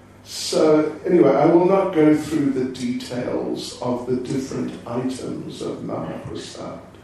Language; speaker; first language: English; native; English